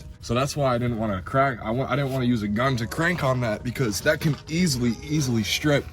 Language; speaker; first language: English; native; English